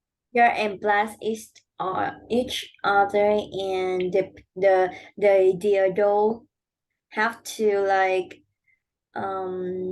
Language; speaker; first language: English; non-native, learner; Vietnamese